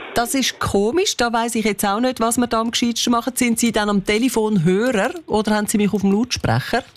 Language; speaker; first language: German; native; German